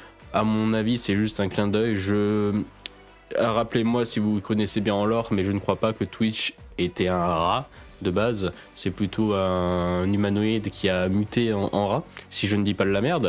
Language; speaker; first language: French; native; French